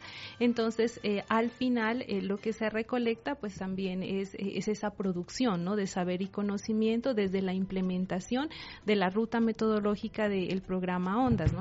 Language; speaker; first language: Spanish; native; Spanish